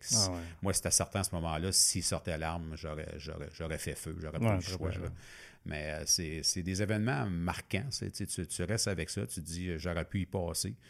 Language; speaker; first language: French; native; French